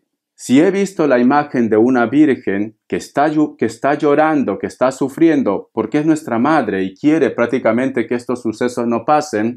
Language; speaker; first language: Spanish; native; Spanish